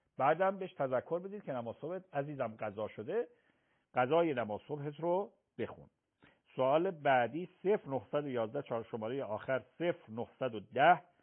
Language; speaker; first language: Persian; native; Persian